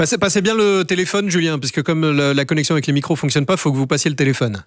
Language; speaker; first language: French; native; French